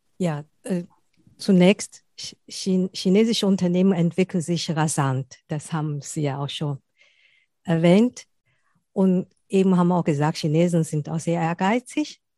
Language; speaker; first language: German; non-native, fluent; Chinese